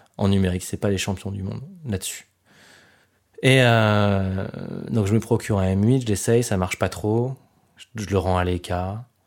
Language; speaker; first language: French; native; French